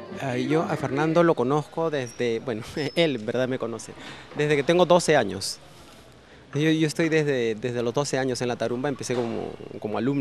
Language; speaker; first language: Spanish; native; Spanish